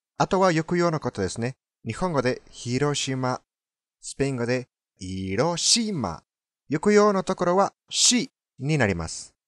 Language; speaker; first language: Japanese; non-native, fluent; Spanish